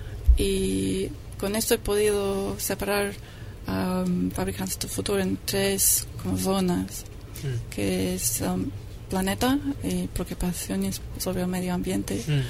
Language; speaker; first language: Spanish; non-native, fluent; English